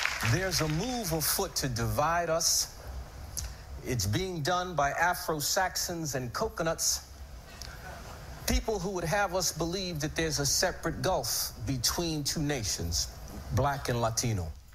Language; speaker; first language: English; native; English